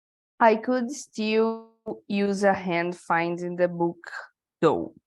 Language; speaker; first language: English; non-native, learner; Portuguese